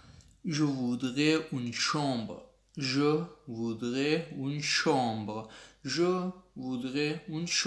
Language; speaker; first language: French; non-native, learner; Pashto